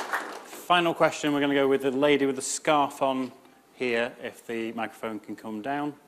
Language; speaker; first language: English; native; English